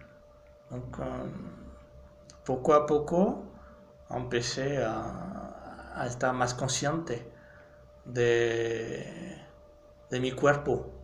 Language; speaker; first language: Spanish; non-native, fluent; French